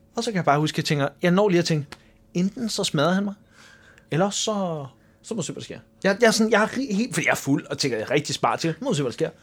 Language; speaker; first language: Danish; early bilingual, other home language; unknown